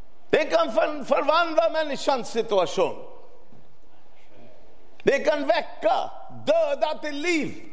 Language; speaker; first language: Swedish; non-native, fluent; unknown